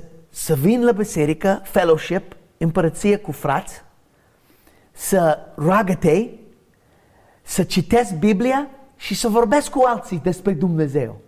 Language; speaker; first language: Romanian; non-native, fluent; English